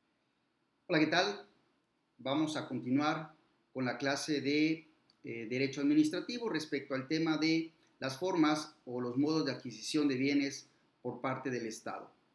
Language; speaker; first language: Spanish; native; Spanish